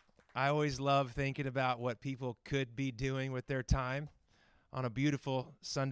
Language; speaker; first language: English; native; English